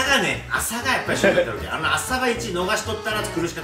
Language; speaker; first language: Japanese; native; Japanese